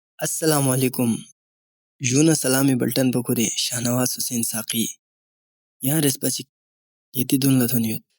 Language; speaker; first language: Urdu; non-native, local second language; Balti